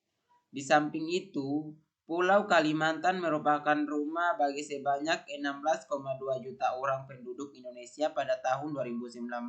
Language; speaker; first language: Indonesian; native; Indonesian